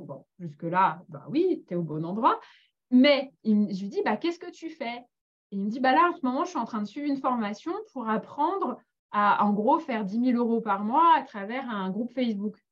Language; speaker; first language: French; native; French